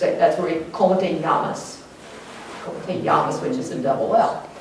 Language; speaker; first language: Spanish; non-native, fluent; English